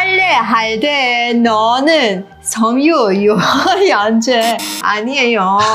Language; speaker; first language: Korean; non-native, learner; Persian